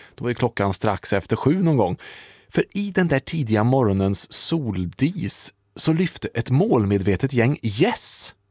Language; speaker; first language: Swedish; native; Swedish